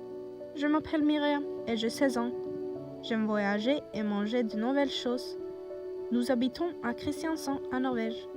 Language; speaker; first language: French; non-native, learner; Norwegian